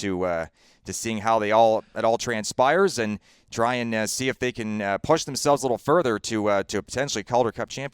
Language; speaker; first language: English; native; English